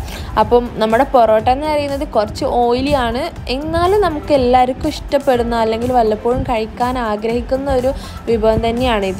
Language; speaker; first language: Malayalam; native; Malayalam